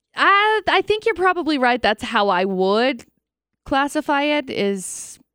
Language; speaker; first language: English; native; English